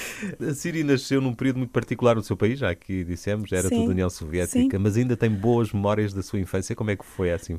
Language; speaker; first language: Portuguese; native; Portuguese